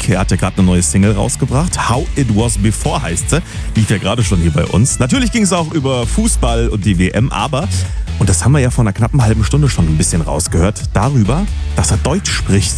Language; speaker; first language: German; native; German